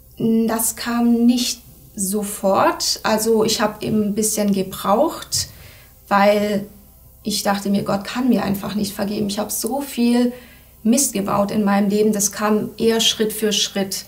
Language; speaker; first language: German; early bilingual, other home language; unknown